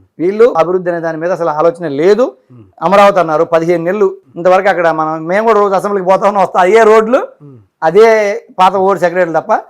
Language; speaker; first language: Telugu; native; Telugu